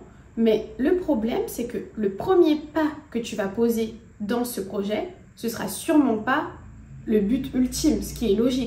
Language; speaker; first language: French; native; French